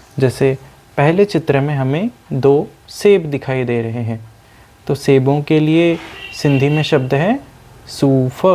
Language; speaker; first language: Hindi; non-native, local second language; Sindhi